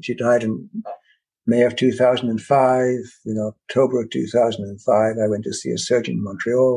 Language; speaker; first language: English; native; English